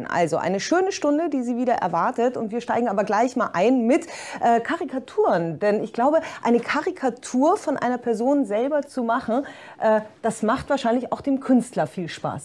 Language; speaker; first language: German; native; German